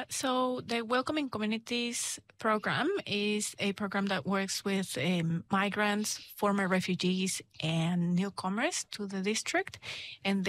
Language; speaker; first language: English; non-native, fluent; Spanish